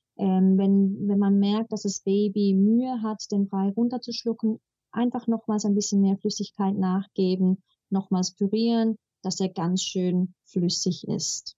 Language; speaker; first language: German; early bilingual, heritage; German